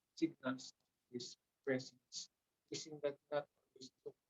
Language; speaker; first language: English; non-native, local second language; Filipino